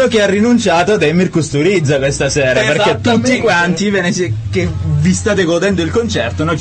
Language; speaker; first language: Italian; native; Italian